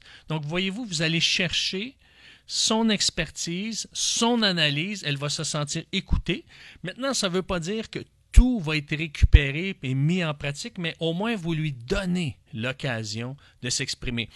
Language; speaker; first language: French; native; French